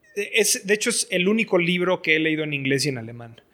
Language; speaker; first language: Spanish; native; Spanish